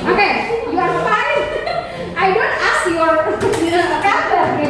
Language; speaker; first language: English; non-native, learner; Indonesian